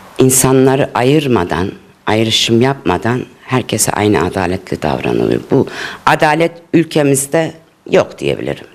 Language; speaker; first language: Turkish; early bilingual, heritage; Turkish